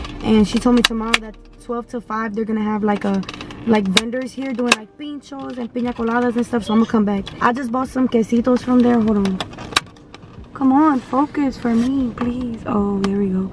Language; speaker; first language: English; native; English